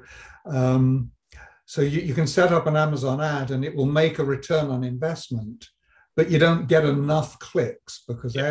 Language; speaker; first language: English; native; English